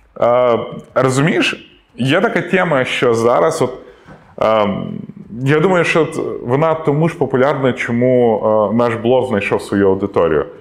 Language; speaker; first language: Ukrainian; non-native, local second language; Russian